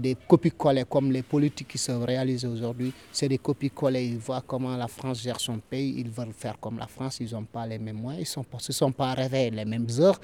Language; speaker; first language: French; non-native, local second language; Fula